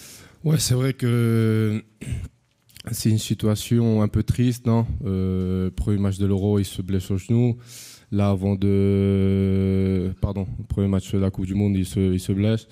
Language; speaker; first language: French; non-native, fluent; Spanish